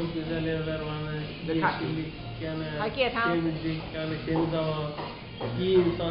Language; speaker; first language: Turkish; non-native, local second language; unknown